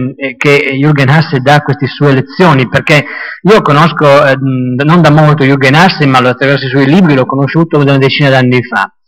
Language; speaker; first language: Italian; native; Italian